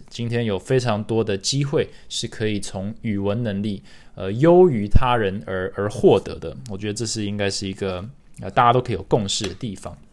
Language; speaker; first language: Chinese; early bilingual, other home language; English